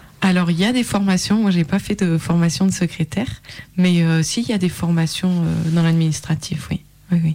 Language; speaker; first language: French; native; French